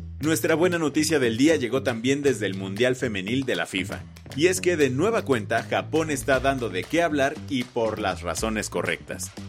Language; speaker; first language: Spanish; native; Spanish